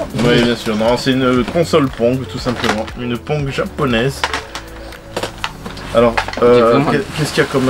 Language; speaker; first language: French; native; French